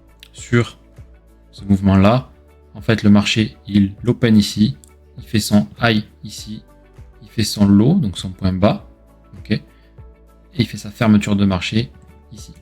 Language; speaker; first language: French; native; French